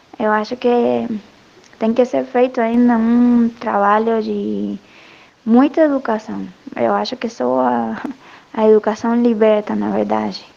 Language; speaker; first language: Portuguese; non-native, fluent; Spanish